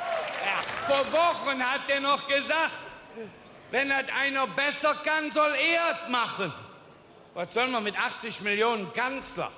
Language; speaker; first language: German; native; German